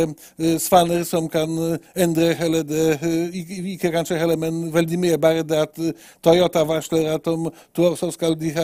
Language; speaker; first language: Norwegian; non-native, fluent; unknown